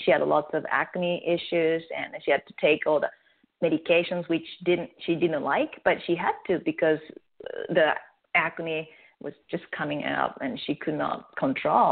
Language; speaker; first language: English; non-native, fluent; Japanese